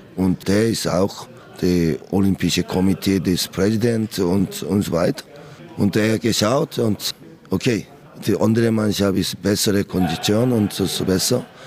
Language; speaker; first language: German; non-native, learner; Korean